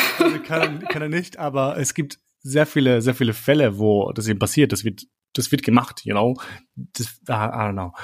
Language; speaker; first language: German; early bilingual, other home language; Albanian